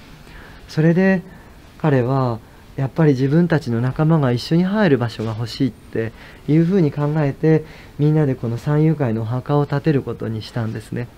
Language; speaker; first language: Japanese; native; Japanese